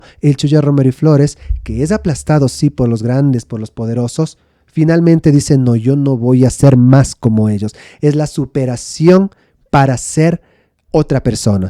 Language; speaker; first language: Spanish; native; Spanish